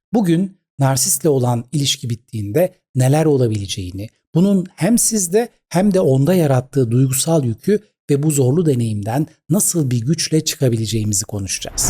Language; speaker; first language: Turkish; native; Turkish